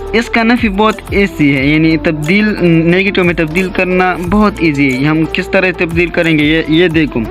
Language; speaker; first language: Urdu; non-native, local second language; Pashto